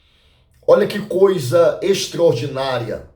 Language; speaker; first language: Portuguese; native; Portuguese